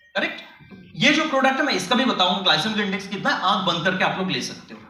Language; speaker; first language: Hindi; non-native, local second language; Bangla